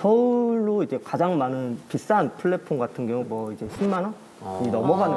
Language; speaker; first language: Korean; native; Korean